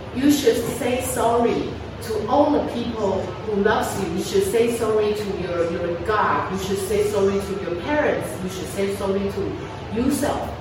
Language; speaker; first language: English; non-native, fluent; Chinese